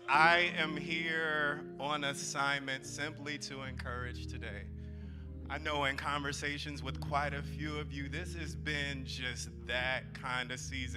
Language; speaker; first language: English; native; English